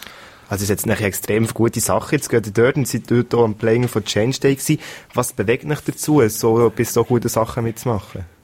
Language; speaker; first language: German; native; German